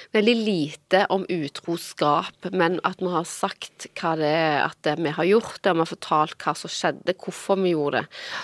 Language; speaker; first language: Norwegian; native; Norwegian